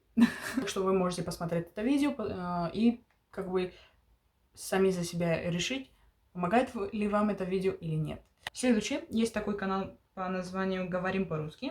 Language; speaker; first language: Russian; early bilingual, heritage; Russian